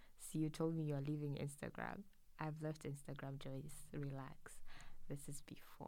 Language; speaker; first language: English; non-native, local second language; Swahili